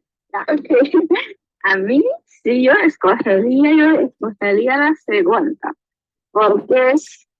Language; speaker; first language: Spanish; non-native, learner; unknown